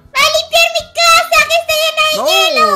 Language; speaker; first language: Spanish; native; Spanish